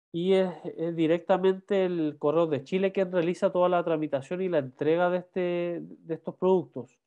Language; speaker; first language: Spanish; native; Spanish